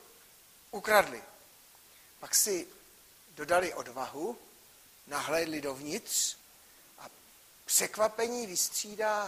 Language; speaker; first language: Czech; native; Czech